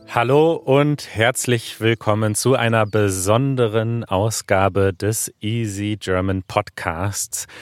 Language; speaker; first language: German; native; German